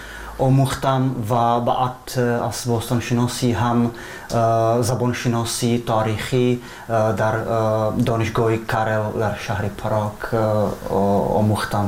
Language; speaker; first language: Persian; non-native, fluent; Czech